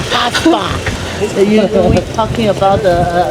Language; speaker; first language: English; non-native, learner; Chinese